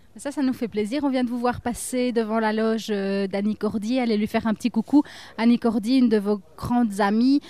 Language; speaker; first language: French; native; French